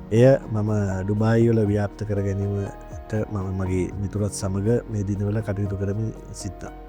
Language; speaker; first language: Sinhala; native; Sinhala